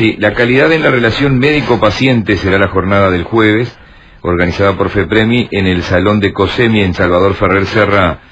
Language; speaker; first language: Spanish; native; Spanish